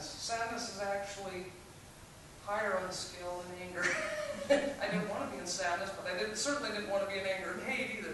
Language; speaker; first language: English; native; English